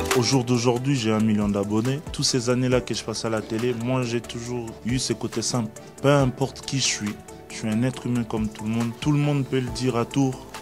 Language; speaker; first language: French; non-native, local second language; Lingala